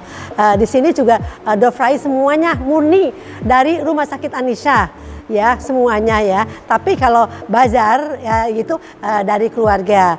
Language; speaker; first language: Indonesian; native; Indonesian